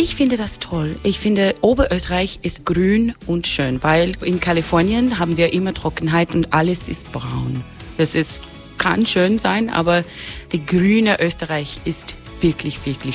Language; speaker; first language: German; non-native, fluent; English